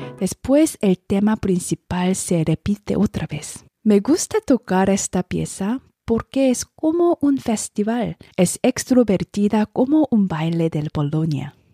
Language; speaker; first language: Spanish; non-native, learner; Korean